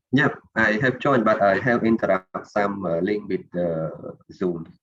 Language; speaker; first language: English; non-native, learner; Khmer